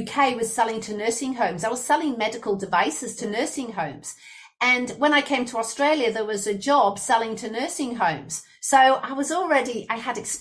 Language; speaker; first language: English; native; English